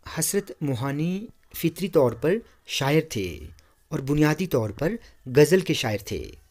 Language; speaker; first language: Urdu; non-native, local second language; Kashmiri